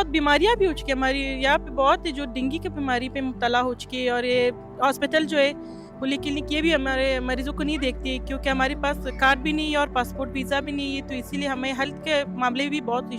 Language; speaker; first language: Urdu; non-native, fluent; Persian